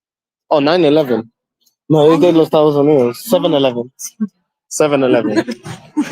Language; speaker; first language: Spanish; non-native, learner; English